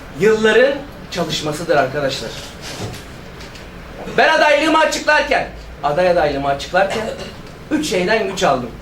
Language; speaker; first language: Turkish; native; Turkish